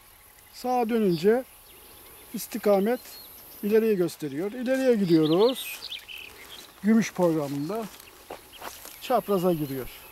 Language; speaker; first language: Turkish; native; Turkish